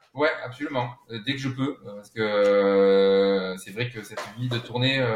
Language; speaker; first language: French; native; French